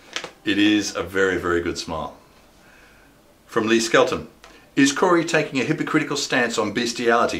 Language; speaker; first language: English; native; English